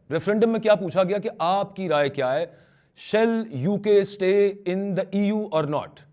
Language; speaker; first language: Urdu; non-native, local second language; Punjabi